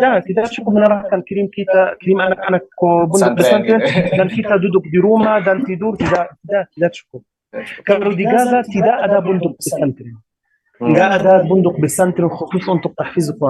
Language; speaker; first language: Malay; non-native, learner; Arabic